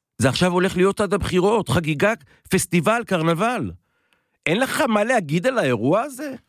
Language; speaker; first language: Hebrew; native; Hebrew